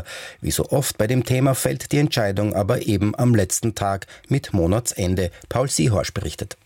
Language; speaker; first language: German; native; German